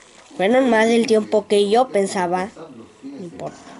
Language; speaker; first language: Spanish; native; Spanish